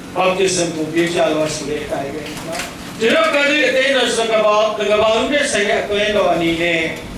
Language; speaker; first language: Burmese; non-native, local second language; Tedim Chin